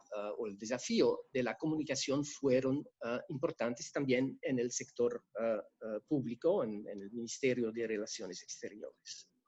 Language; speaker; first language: Spanish; non-native, fluent; French